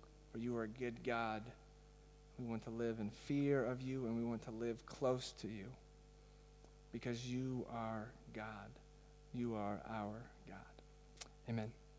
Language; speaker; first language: English; native; English